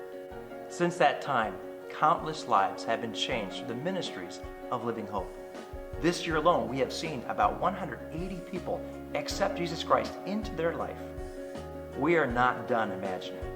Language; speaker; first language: English; native; English